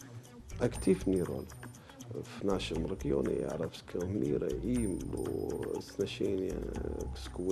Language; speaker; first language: Russian; non-native, learner; Arabic